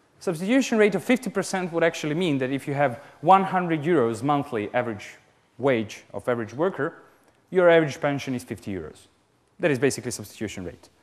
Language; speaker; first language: English; non-native, fluent; Serbian